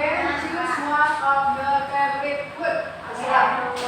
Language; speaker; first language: English; non-native, learner; Indonesian